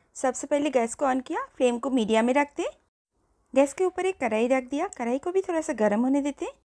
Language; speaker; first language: Hindi; non-native, local second language; Bangla